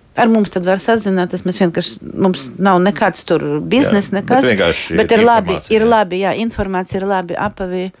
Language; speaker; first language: Latvian; non-native, local second language; Russian